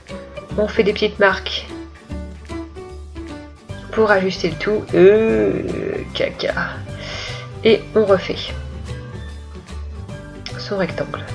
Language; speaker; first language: French; native; French